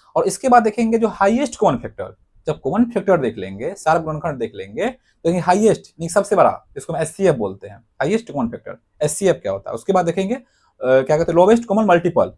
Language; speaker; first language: Hindi; native; Hindi